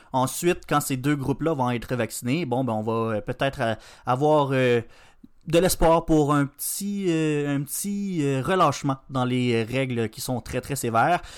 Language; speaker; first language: French; native; French